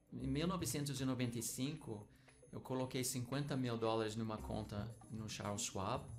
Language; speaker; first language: Portuguese; non-native, fluent; English